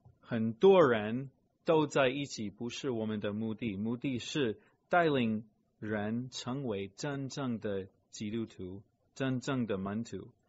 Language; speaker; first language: Chinese; non-native, fluent; English